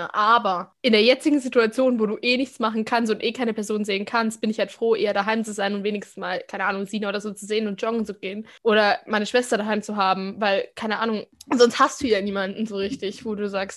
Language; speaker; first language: German; native; German